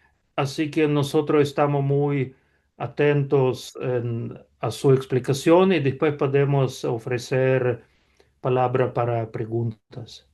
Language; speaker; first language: Spanish; non-native, fluent; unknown